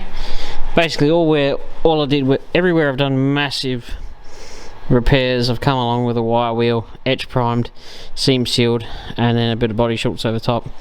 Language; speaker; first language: English; native; English